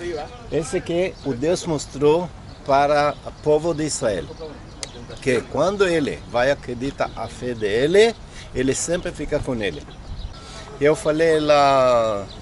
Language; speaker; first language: Portuguese; non-native, fluent; Hebrew